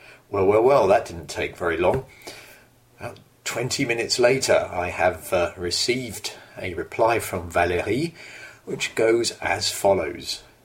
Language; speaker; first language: English; native; English